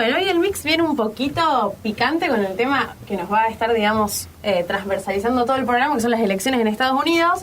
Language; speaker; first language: Spanish; native; Spanish